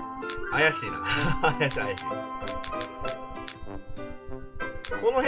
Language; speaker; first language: Japanese; native; Japanese